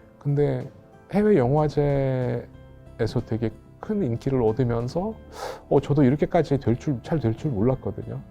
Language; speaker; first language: Korean; non-native, fluent; Russian